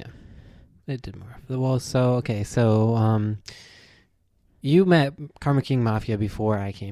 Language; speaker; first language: English; native; English